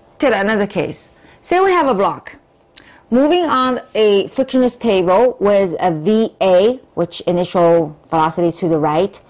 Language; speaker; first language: English; non-native, fluent; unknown